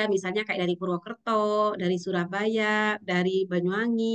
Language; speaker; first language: Indonesian; native; Indonesian